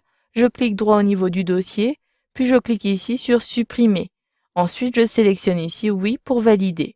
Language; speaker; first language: French; native; French